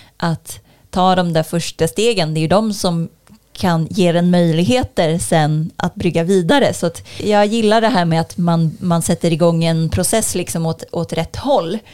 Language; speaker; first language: Swedish; native; Swedish